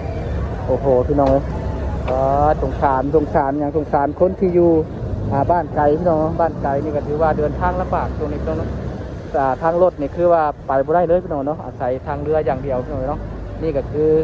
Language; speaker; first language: Thai; non-native, local second language; Lao